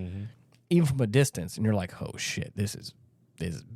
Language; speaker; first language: English; native; English